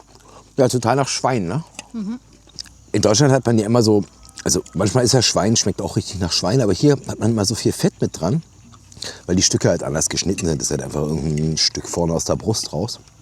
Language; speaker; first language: German; native; German